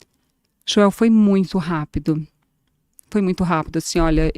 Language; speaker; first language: Portuguese; native; Portuguese